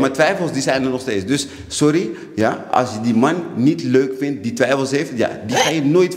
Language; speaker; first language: Dutch; native; Dutch